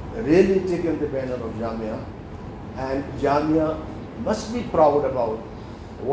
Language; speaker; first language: English; non-native, local second language; Urdu